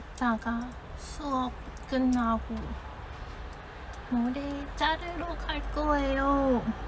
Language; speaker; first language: Korean; non-native, fluent; Chinese